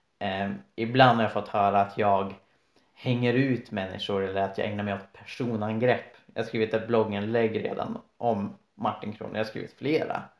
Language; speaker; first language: Swedish; native; Swedish